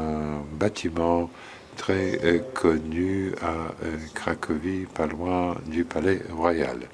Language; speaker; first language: French; non-native, fluent; Polish